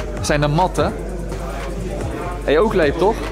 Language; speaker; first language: Dutch; native; Dutch